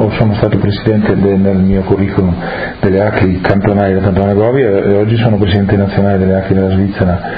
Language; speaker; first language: Italian; non-native, local second language; Friulian